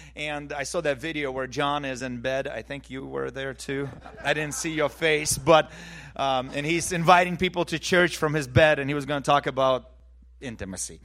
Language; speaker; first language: English; early bilingual, other home language; Ukrainian